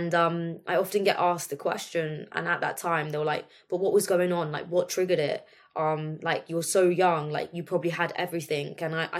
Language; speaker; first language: English; native; English